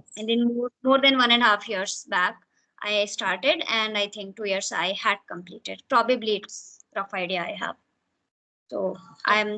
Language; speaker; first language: English; non-native, fluent; Hindi